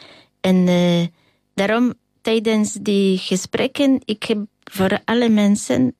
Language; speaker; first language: Dutch; non-native, fluent; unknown